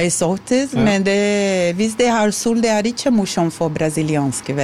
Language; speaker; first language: Norwegian; non-native, learner; Portuguese